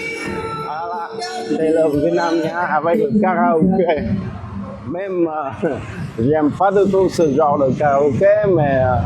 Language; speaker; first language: French; non-native, fluent; Vietnamese